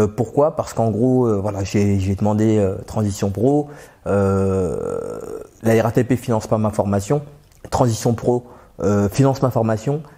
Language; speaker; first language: French; native; French